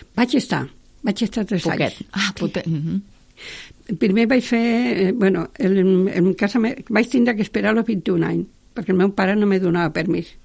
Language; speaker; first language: Catalan; non-native, local second language; Spanish